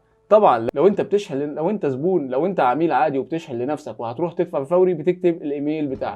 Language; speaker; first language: Arabic; native; Arabic